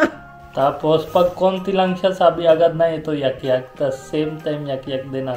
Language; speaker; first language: Filipino; non-native, learner; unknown